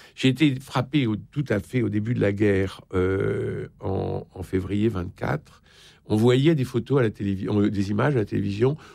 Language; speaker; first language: French; native; French